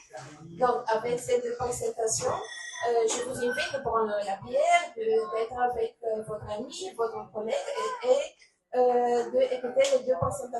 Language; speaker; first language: French; non-native, learner; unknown